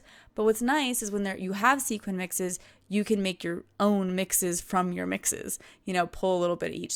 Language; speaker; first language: English; native; English